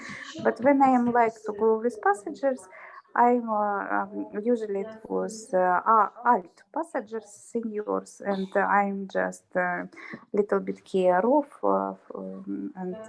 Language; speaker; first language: English; non-native, learner; Russian